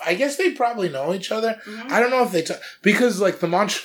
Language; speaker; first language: English; native; English